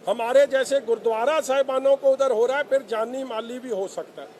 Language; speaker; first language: Hindi; non-native, local second language; Punjabi